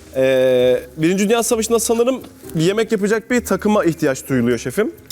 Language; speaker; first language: Turkish; native; Turkish